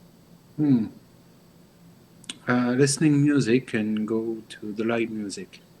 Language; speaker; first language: English; non-native, learner; French